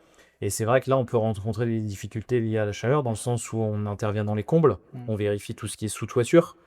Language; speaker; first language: French; native; French